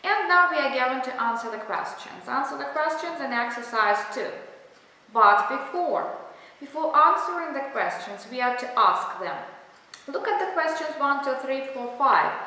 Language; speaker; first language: English; non-native, fluent; Russian